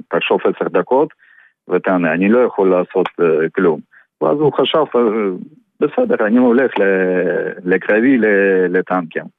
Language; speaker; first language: Hebrew; non-native, fluent; Russian